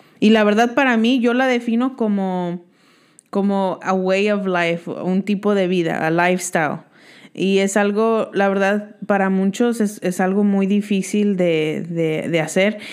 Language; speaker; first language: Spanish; early bilingual, heritage; Spanish